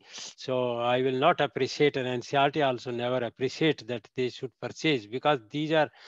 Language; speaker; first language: English; non-native, local second language; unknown